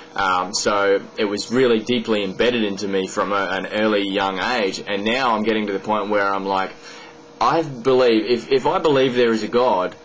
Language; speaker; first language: English; native; English